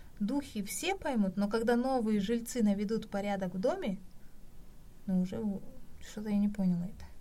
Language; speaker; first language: Russian; non-native, local second language; Kazakh